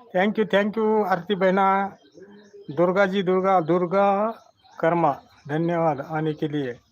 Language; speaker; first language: Hindi; non-native, local second language; Marathi